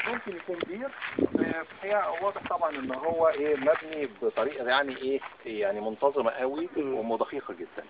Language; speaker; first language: Arabic; native; Arabic